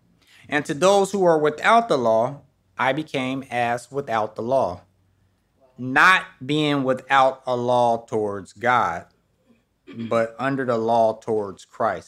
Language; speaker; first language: English; native; English